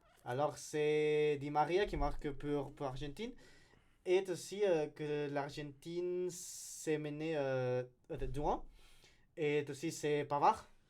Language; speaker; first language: French; non-native, learner; Spanish